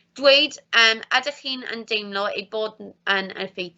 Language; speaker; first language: Welsh; non-native, fluent; English